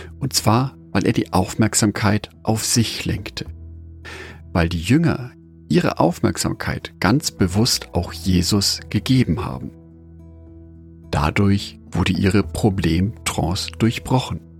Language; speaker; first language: German; native; German